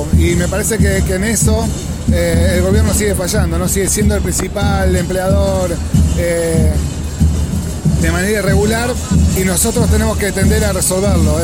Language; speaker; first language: Spanish; native; Spanish